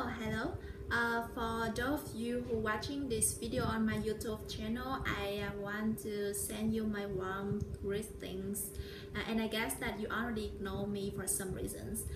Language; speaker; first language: English; non-native, learner; Vietnamese